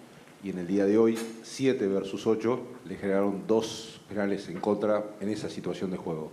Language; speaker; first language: Spanish; native; Spanish